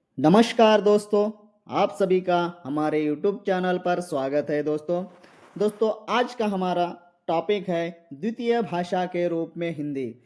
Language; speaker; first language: Hindi; non-native, local second language; Marathi